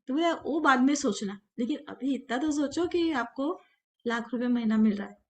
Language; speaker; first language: Hindi; non-native, local second language; Marathi